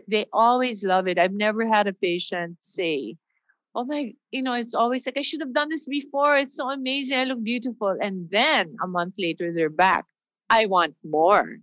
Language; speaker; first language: English; non-native, local second language; Filipino